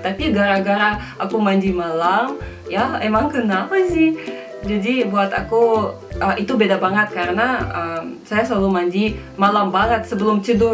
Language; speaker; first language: Indonesian; non-native, fluent; Russian